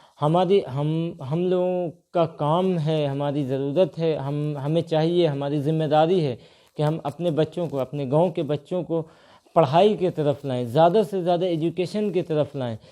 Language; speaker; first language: Urdu; native; Urdu